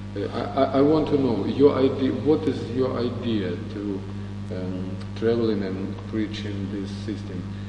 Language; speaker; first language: English; non-native, learner; Russian